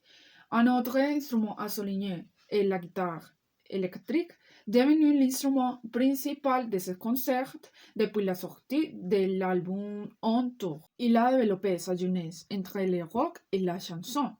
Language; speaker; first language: French; non-native, learner; Spanish